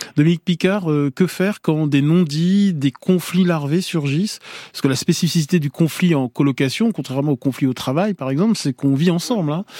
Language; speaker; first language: French; native; French